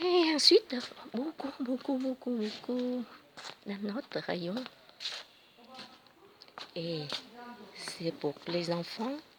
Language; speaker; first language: French; non-native, learner; Vietnamese